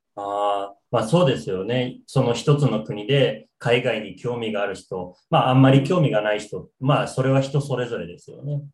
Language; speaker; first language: Japanese; non-native, fluent; Swedish